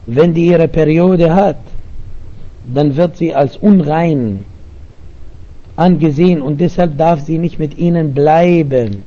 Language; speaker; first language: German; non-native, learner; Arabic